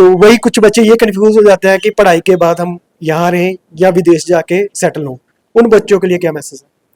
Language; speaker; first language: Hindi; non-native, local second language; Punjabi